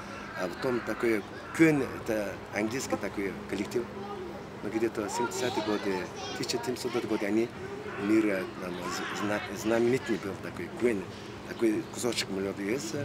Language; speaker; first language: Russian; non-native, learner; Mongolian